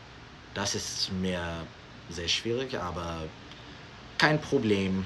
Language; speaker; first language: German; non-native, learner; English